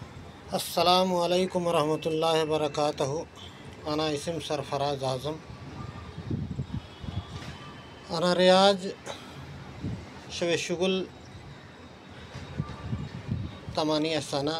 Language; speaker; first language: Arabic; non-native, learner; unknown